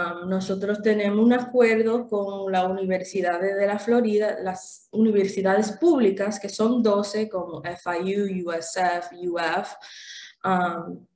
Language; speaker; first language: Spanish; early bilingual, heritage; Spanish